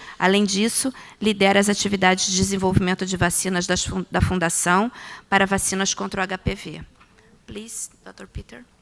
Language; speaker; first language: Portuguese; native; Portuguese